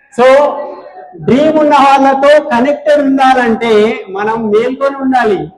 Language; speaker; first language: Telugu; non-native, local second language; Hindi